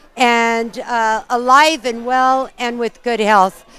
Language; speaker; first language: English; early bilingual, other home language; Portuguese